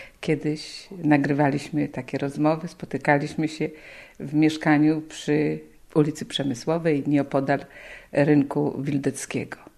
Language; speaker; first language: Polish; native; Polish